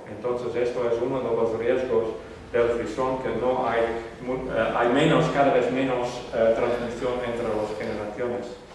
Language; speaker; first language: Spanish; non-native, fluent; Western Frisian